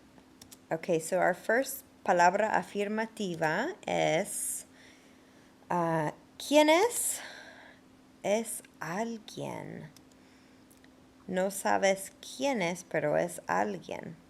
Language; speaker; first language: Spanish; non-native, fluent; English